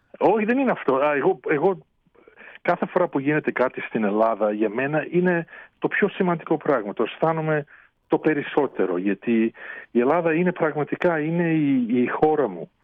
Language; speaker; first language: Greek; early bilingual, heritage; Greek